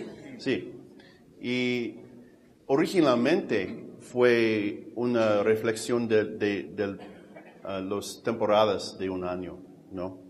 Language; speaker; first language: Spanish; non-native, fluent; English